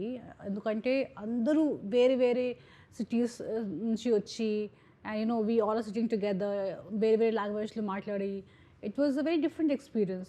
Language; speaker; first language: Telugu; non-native, fluent; Hindi